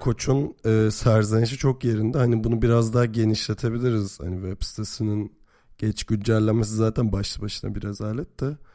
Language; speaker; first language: Turkish; native; Turkish